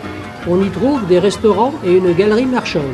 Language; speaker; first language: French; native; French